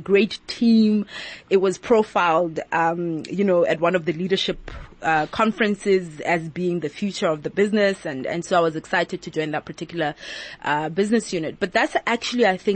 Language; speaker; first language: English; non-native, local second language; Southern Sotho